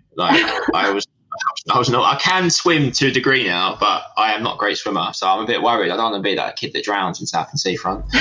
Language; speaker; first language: English; native; English